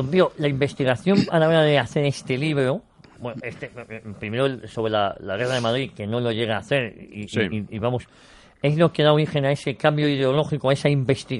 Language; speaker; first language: Spanish; native; Spanish